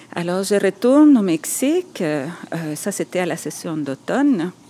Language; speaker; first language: French; non-native, fluent; Spanish